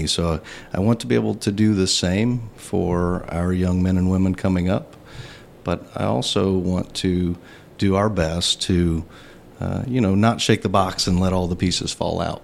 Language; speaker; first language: English; native; English